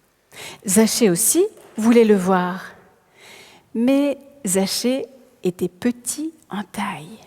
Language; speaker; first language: French; native; French